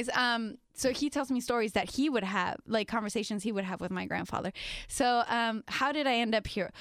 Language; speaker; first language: English; non-native, fluent; Spanish